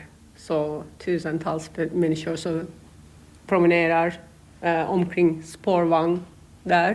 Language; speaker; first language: Swedish; non-native, learner; Turkish